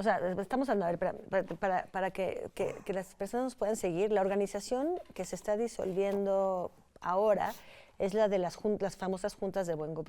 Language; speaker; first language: Spanish; native; Spanish